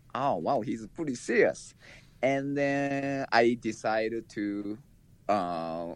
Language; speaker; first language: English; non-native, learner; Japanese